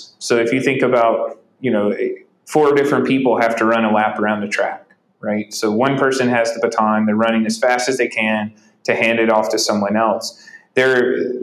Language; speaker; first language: English; native; English